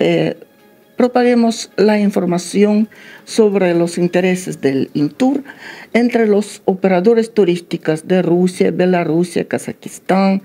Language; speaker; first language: Spanish; non-native, fluent; Russian